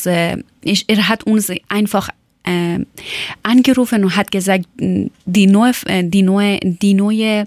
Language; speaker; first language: German; non-native, learner; Persian